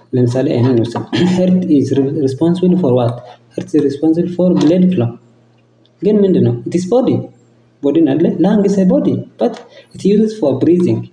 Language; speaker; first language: English; non-native, local second language; Amharic